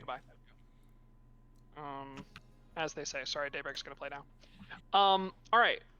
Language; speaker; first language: English; native; English